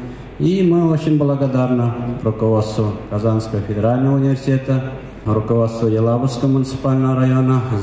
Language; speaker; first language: Russian; native; Russian